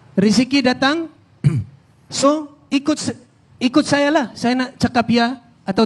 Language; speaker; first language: Indonesian; non-native, fluent; Filipino